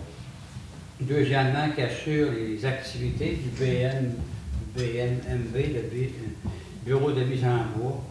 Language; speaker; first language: French; native; French